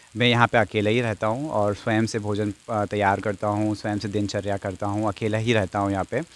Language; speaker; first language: Hindi; non-native, fluent; English